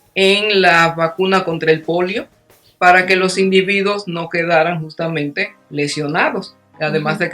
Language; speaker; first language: Spanish; native; Spanish